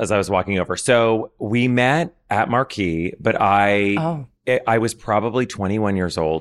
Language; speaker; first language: English; native; English